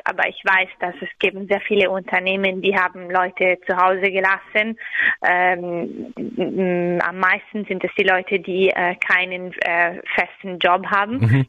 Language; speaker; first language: German; non-native, learner; Italian